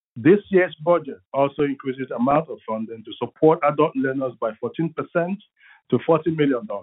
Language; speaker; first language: English; non-native, local second language; Igbo